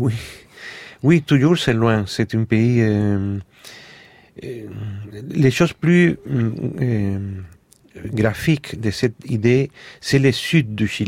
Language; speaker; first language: French; non-native, fluent; Spanish